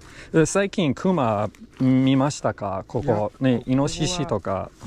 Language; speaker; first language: Japanese; non-native, learner; English